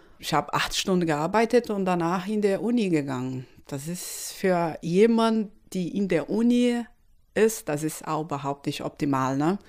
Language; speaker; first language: German; non-native, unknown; Portuguese